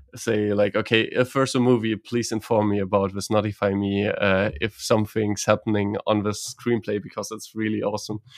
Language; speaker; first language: English; non-native, fluent; Croatian